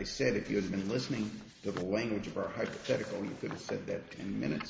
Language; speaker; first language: English; native; English